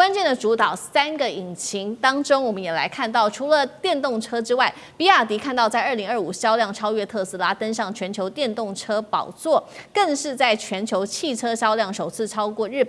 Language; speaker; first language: Chinese; native; Chinese